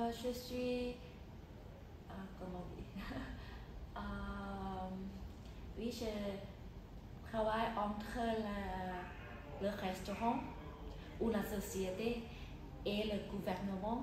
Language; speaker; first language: French; non-native, fluent; Thai